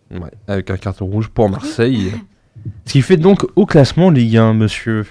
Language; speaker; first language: French; native; French